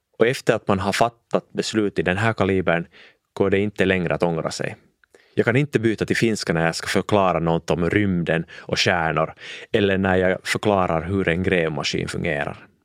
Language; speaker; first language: Swedish; non-native, local second language; Finnish